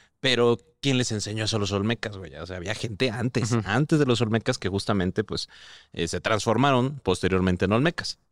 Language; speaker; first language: Spanish; native; Spanish